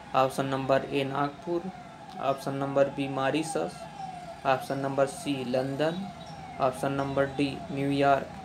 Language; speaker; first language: Hindi; native; Hindi